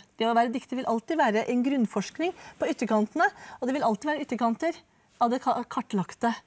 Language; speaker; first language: Norwegian; native; Norwegian